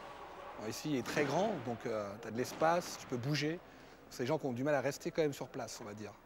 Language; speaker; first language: French; native; French